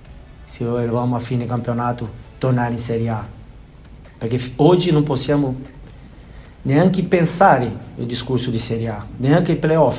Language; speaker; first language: Italian; non-native, fluent; Portuguese